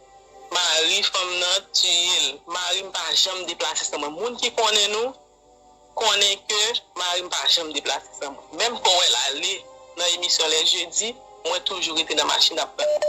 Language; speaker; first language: Haitian Creole; native; Haitian Creole